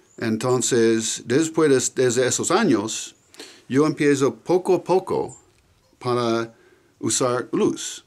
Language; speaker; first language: Spanish; non-native, learner; English